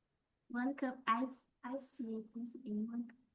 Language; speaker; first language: English; non-native, learner; Vietnamese